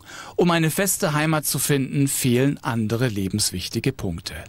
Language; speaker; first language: German; native; German